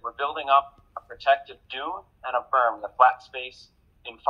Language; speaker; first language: English; native; English